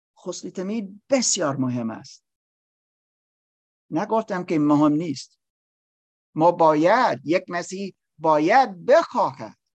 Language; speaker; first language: Persian; non-native, learner; English